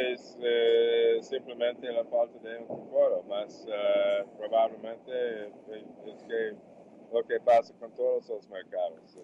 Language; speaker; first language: Portuguese; non-native, fluent; English